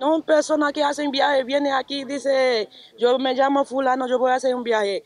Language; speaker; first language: Spanish; non-native, learner; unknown